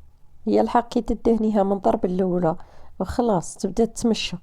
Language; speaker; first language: Arabic; native; Arabic